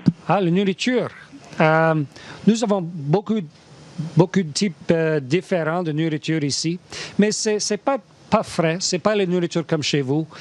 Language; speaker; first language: French; non-native, learner; English